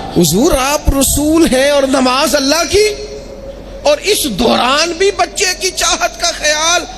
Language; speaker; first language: Urdu; non-native, local second language; Punjabi